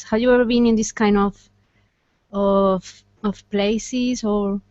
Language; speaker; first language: English; non-native, fluent; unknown